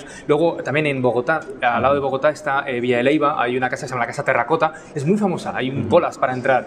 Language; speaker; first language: Spanish; native; Spanish